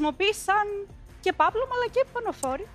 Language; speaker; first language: Greek; native; Greek